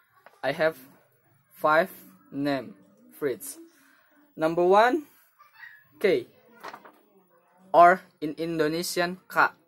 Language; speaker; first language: English; non-native, learner; Indonesian